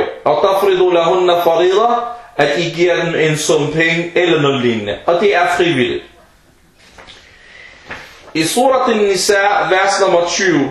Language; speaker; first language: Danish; early bilingual, other home language; Arabic